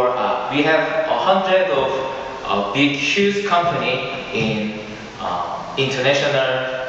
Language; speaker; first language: English; non-native, learner; Korean